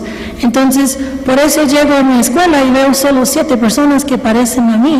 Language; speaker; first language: Spanish; early bilingual, heritage; Spanish